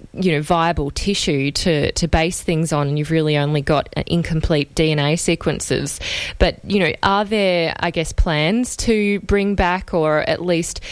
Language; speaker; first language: English; native; English